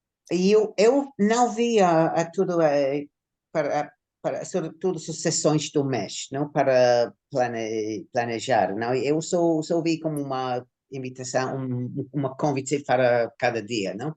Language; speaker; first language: Portuguese; non-native, learner; Spanish